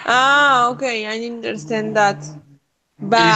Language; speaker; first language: English; non-native, learner; Spanish